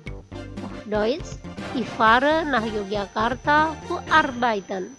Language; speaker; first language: German; non-native, fluent; Indonesian